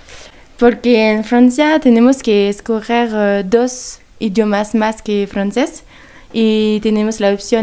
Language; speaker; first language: Spanish; non-native, learner; French